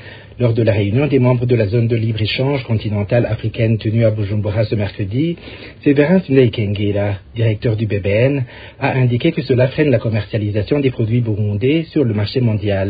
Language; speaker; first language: French; non-native, local second language; Rundi